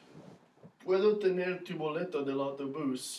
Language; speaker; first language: Spanish; non-native, learner; English